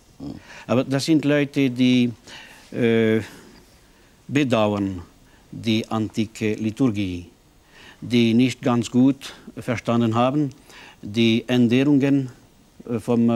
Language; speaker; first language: German; non-native, local second language; French